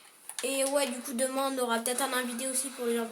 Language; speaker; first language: French; native; French